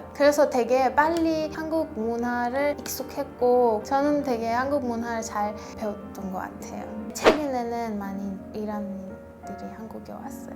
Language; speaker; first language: Korean; non-native, fluent; Persian